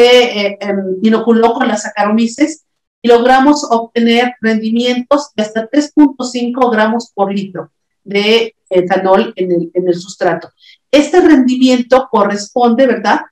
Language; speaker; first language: Spanish; native; Spanish